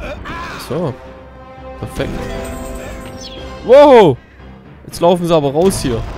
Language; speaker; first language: German; native; German